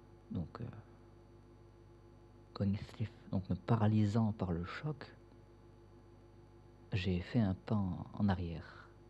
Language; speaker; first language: French; native; French